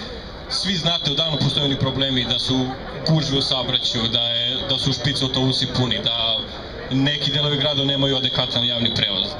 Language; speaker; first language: Serbian; native; Serbian